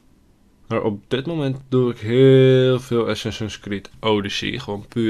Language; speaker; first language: Dutch; native; Dutch